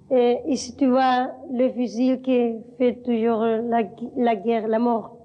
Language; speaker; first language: French; non-native, learner; Spanish